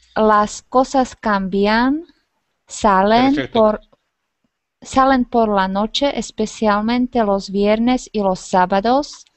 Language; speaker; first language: Spanish; non-native, fluent; Slovak